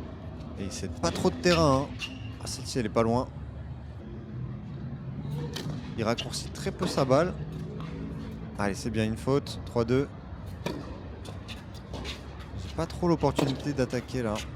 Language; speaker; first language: French; native; French